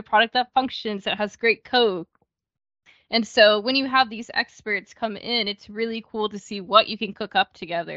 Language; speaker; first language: English; native; English